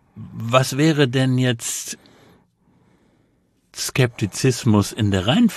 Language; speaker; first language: German; native; German